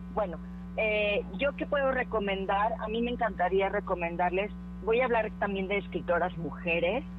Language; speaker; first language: Spanish; native; Spanish